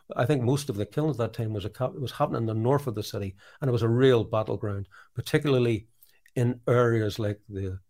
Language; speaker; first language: English; native; English